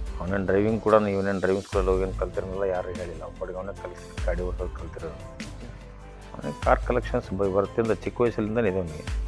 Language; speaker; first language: Kannada; native; Kannada